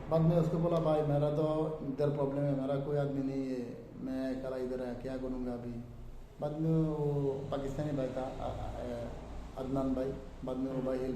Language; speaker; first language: Hindi; non-native, learner; Bangla